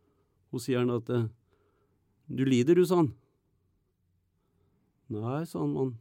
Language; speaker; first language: Norwegian; native; Norwegian